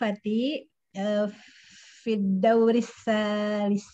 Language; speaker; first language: Arabic; non-native, learner; Indonesian